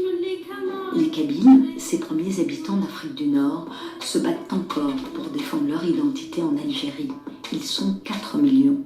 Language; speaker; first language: French; native; French